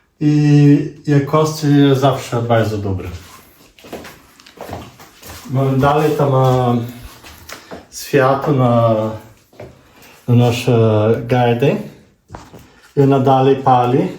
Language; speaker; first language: Polish; non-native, learner; Portuguese